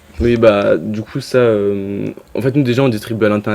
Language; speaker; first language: French; native; French